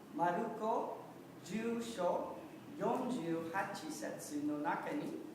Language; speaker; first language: Japanese; non-native, learner; English